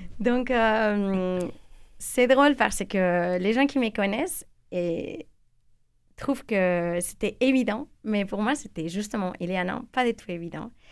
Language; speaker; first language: French; non-native, fluent; Spanish